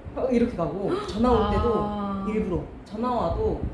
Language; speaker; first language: Korean; early bilingual, heritage; Korean